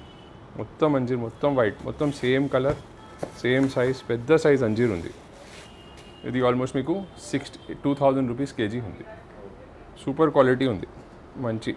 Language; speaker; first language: Telugu; non-native, local second language; Hindi